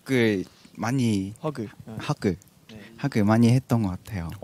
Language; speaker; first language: Korean; non-native, fluent; Vietnamese